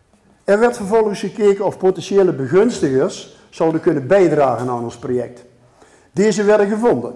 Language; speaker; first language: Dutch; native; Dutch